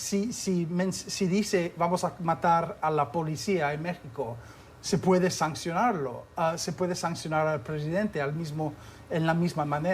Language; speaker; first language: Spanish; non-native, fluent; English